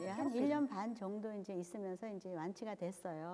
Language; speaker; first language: Korean; native; Korean